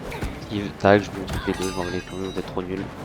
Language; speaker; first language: French; native; French